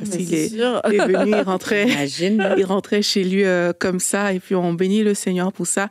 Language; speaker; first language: French; native; French